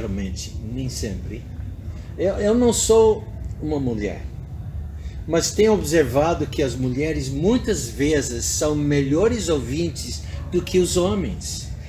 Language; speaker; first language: Portuguese; non-native, fluent; English